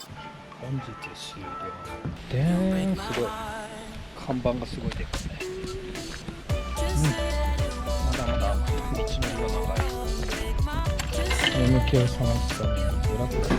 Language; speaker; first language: Japanese; native; Japanese